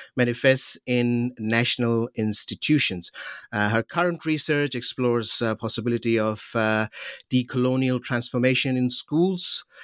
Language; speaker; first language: English; non-native, local second language; Urdu